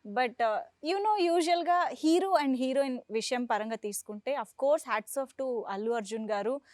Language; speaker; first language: Telugu; native; Telugu